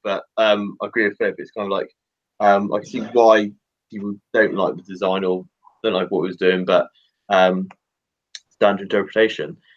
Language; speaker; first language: English; native; English